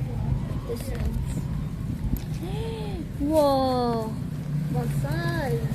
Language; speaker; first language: English; non-native, fluent; Korean